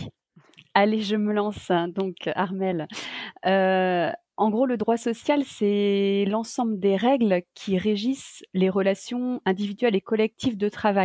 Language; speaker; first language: French; native; French